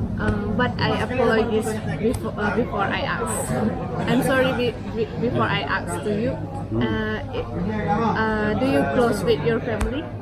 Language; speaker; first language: English; non-native, learner; Indonesian